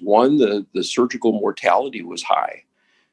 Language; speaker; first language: English; native; English